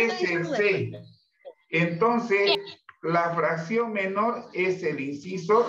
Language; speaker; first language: Spanish; native; Spanish